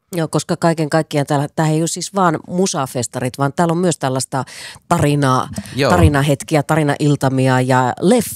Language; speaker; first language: Finnish; native; Finnish